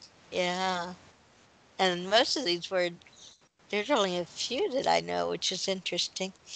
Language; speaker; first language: English; native; English